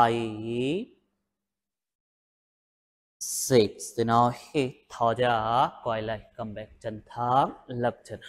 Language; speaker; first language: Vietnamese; non-native, learner; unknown